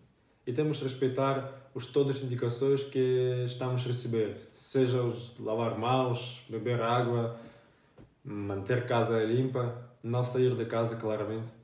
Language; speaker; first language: Portuguese; non-native, fluent; Russian